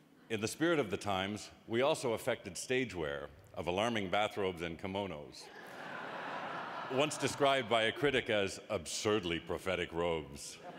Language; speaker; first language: English; native; English